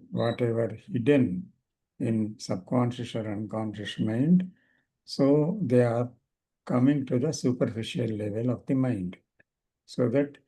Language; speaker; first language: English; non-native, local second language; Telugu